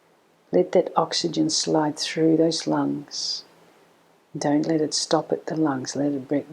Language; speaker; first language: English; native; English